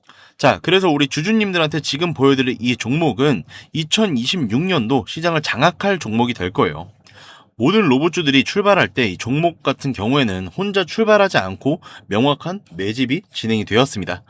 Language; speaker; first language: Korean; native; Korean